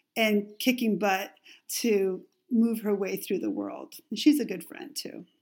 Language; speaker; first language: English; non-native, fluent; Spanish